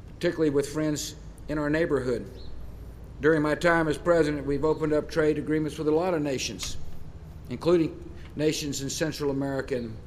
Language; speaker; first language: English; native; English